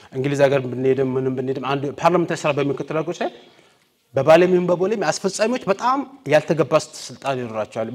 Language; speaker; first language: Amharic; non-native, local second language; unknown